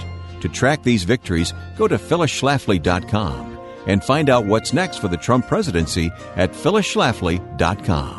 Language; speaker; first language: English; native; English